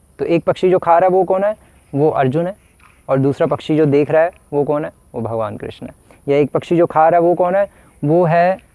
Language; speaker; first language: Hindi; native; Hindi